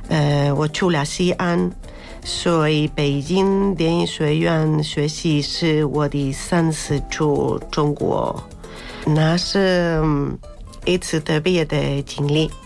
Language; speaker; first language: Chinese; non-native, fluent; Spanish